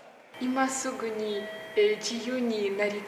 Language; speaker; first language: Japanese; non-native, learner; Ukrainian